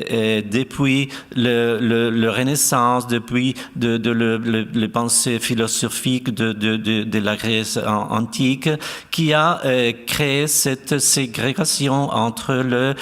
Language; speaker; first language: French; non-native, fluent; Spanish